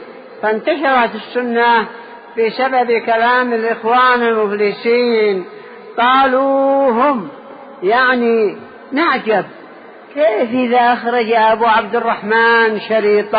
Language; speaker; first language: Arabic; native; Arabic